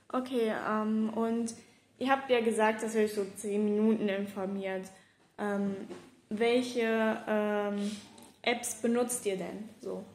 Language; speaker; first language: German; native; German